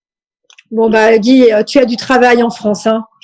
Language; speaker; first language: French; native; French